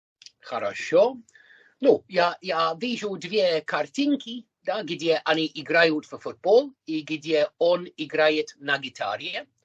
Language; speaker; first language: Russian; non-native, learner; English